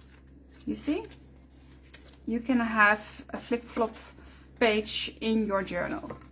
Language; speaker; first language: English; non-native, fluent; Dutch